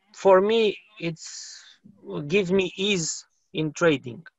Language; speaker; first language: English; non-native, fluent; Romanian